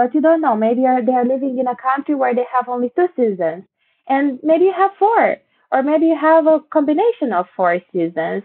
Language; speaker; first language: English; non-native, fluent; Romanian